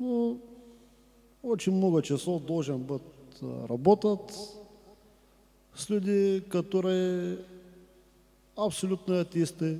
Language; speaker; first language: Russian; non-native, learner; Bulgarian